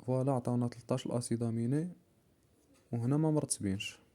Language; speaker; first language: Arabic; native; Arabic